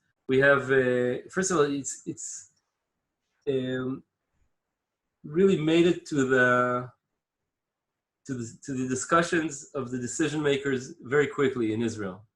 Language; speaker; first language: English; non-native, fluent; Hebrew